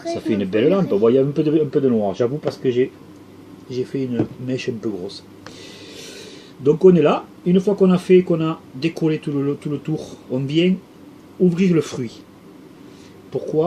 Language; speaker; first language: French; native; French